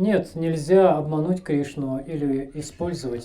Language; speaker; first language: Russian; native; Russian